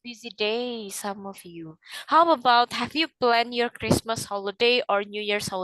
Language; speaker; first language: English; non-native, fluent; Indonesian